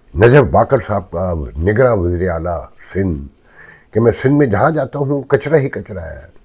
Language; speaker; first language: Urdu; native; Urdu